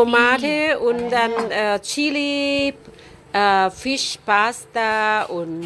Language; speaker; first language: German; non-native, learner; Thai